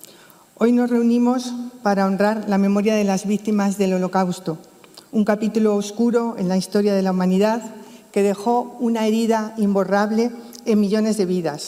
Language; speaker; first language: Spanish; native; Spanish